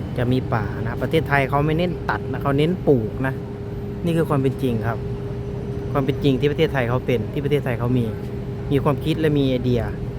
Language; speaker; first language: Thai; native; Thai